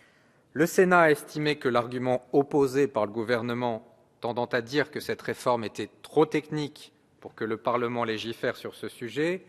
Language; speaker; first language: French; native; French